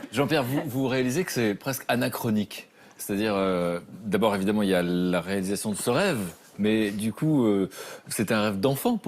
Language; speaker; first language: French; native; French